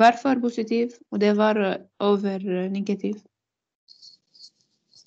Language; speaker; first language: Swedish; non-native, learner; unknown